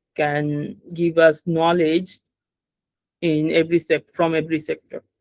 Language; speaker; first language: English; non-native, learner; Bangla